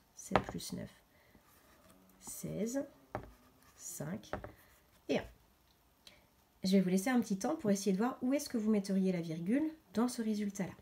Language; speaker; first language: French; native; French